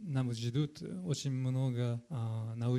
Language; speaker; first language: Russian; non-native, fluent; Japanese